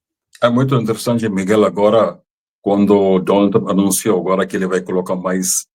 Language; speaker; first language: Portuguese; non-native, fluent; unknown